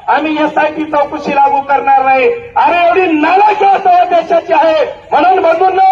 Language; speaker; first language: Marathi; non-native, local second language; Lambadi